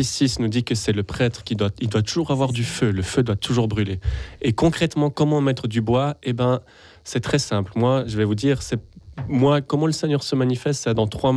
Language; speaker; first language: French; native; French